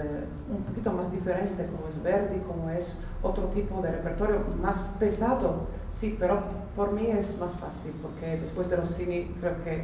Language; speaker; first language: Spanish; non-native, fluent; Italian